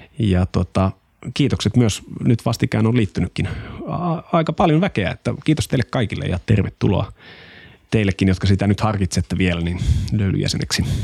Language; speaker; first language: Finnish; native; Finnish